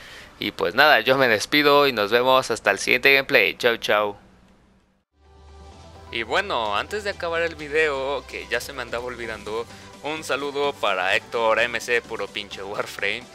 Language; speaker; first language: Spanish; native; Spanish